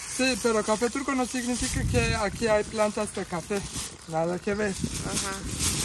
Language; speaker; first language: Spanish; non-native, fluent; Turkish